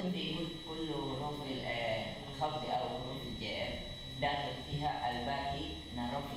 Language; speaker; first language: Arabic; non-native, learner; Indonesian